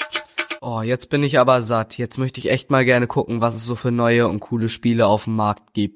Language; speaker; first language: German; native; German